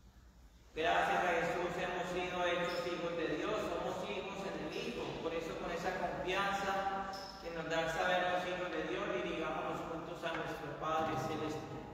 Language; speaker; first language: Spanish; native; Spanish